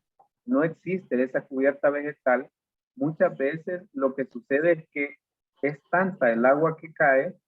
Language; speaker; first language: Spanish; native; Spanish